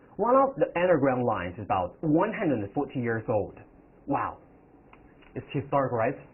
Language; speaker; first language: English; non-native, fluent; Chinese